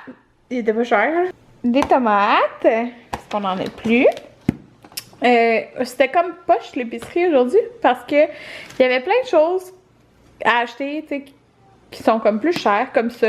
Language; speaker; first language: French; native; French